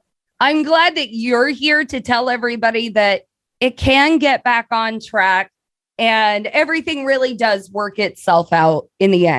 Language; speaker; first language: English; native; English